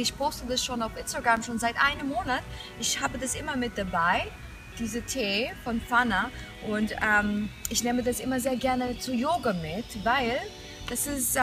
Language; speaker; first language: German; non-native, fluent; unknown